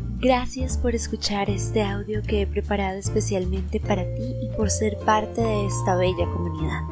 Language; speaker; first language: Spanish; native; Spanish